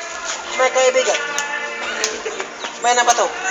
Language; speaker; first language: Filipino; non-native, local second language; Cebuano